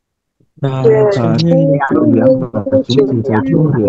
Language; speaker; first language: Chinese; non-native, learner; Bangla